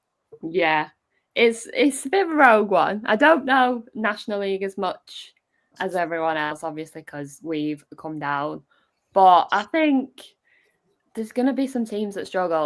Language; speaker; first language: English; native; English